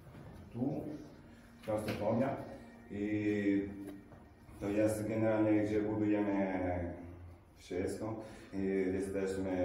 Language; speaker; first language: Polish; non-native, learner; Italian